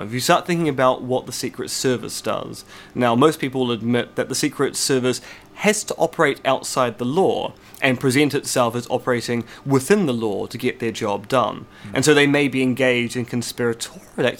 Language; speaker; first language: English; native; English